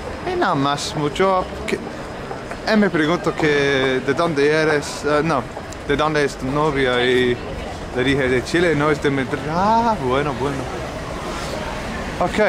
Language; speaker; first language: Spanish; non-native, learner; English